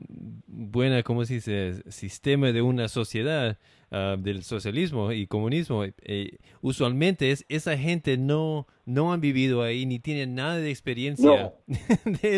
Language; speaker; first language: Spanish; non-native, fluent; English